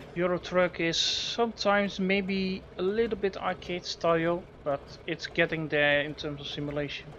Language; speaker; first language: English; non-native, fluent; Dutch